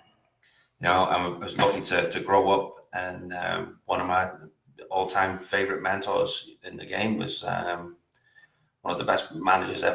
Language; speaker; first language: English; native; English